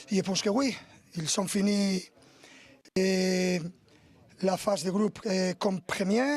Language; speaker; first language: French; non-native, learner; Spanish